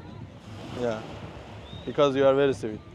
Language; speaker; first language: English; non-native, fluent; Turkish